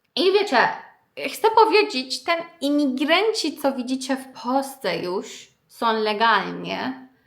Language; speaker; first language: Polish; non-native, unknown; Persian